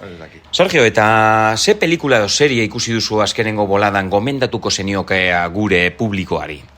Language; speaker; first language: Basque; native; Basque